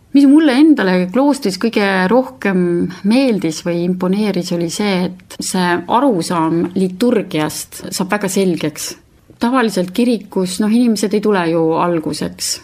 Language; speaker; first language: Estonian; native; Estonian